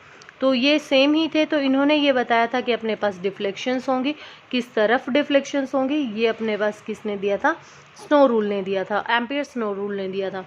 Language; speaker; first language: Hindi; native; Hindi